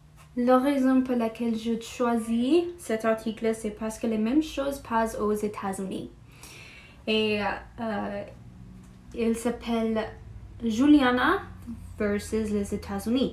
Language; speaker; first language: French; non-native, learner; English